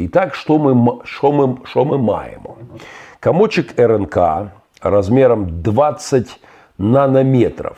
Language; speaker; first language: Russian; native; Russian